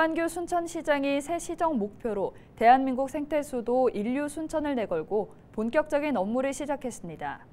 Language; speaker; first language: Korean; native; Korean